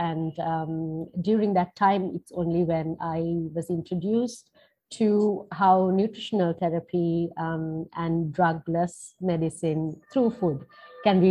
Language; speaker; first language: English; non-native, local second language; Sinhala